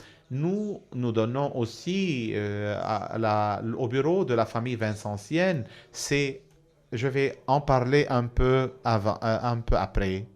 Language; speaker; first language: French; non-native, fluent; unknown